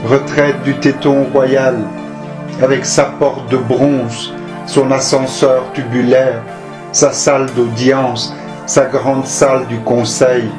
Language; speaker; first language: French; native; French